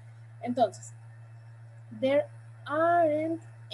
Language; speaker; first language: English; non-native, fluent; Spanish